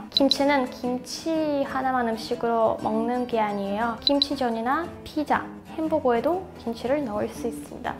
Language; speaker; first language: Korean; non-native, fluent; Russian